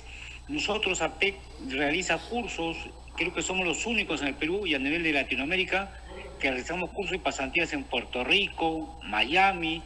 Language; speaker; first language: Spanish; native; Spanish